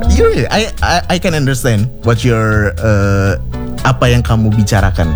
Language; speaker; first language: Indonesian; native; Indonesian